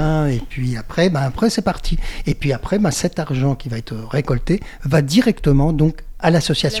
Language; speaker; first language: French; native; French